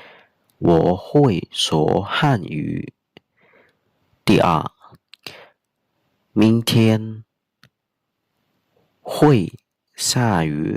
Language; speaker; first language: Chinese; non-native, fluent; Khmer